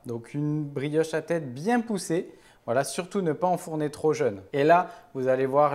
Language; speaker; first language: French; native; French